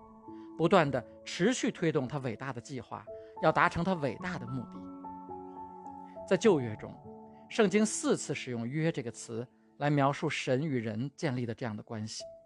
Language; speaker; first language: Chinese; native; Chinese